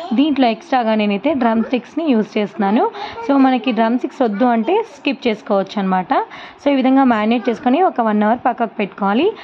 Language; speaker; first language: Telugu; non-native, local second language; Urdu